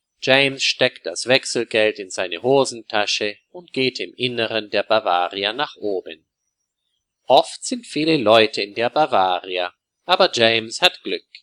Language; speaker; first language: German; native; German